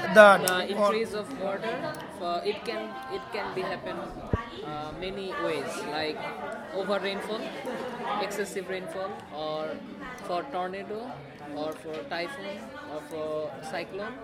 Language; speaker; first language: English; non-native, learner; Bangla